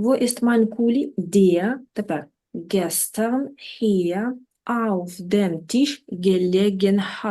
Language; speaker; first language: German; non-native, fluent; Ukrainian